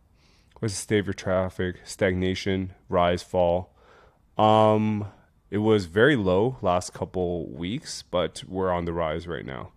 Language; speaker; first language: English; native; English